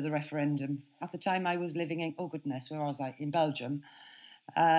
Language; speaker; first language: English; native; English